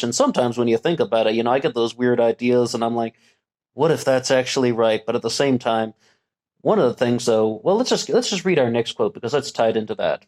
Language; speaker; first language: English; native; English